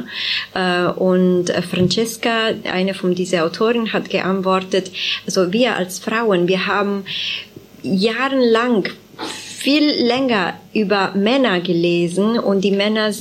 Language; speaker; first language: German; non-native, fluent; Italian